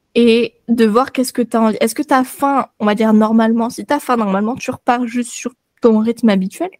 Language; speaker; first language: French; native; French